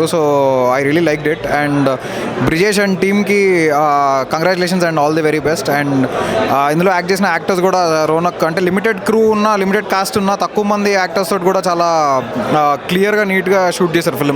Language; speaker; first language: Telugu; native; Telugu